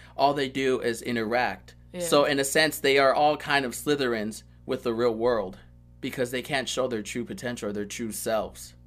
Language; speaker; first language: English; native; English